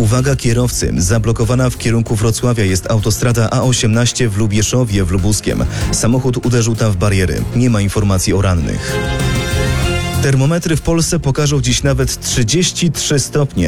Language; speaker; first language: Polish; native; Polish